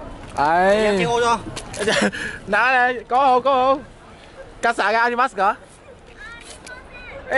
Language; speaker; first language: Vietnamese; native; Vietnamese